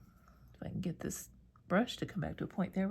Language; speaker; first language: English; native; English